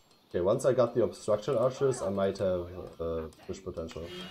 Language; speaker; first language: English; non-native, fluent; German